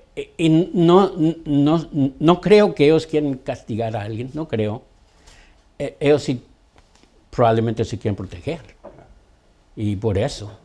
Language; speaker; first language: Spanish; early bilingual, other home language; English